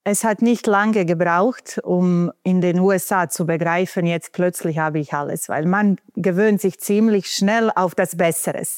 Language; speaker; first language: German; non-native, fluent; Bosnian